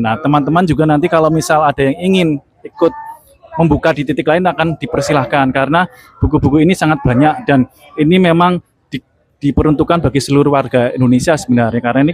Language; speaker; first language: Indonesian; native; Indonesian